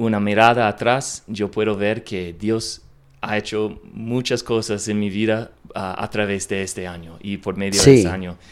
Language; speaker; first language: Spanish; non-native, learner; English